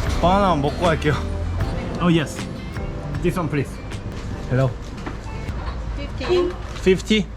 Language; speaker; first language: English; non-native, learner; Korean